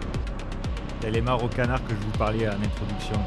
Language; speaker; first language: French; native; French